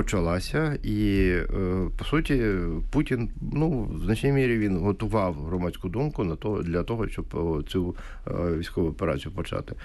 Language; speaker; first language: Ukrainian; native; Ukrainian